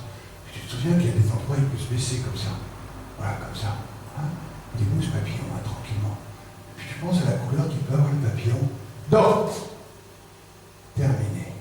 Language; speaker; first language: French; native; French